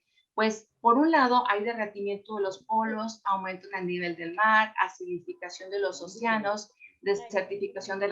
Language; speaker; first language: Spanish; native; Spanish